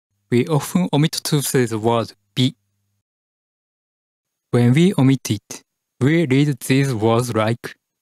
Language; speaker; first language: English; non-native, fluent; Japanese